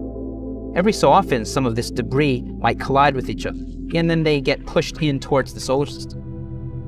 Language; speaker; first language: English; native; English